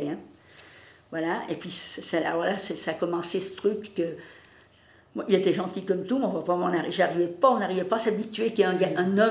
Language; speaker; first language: French; native; French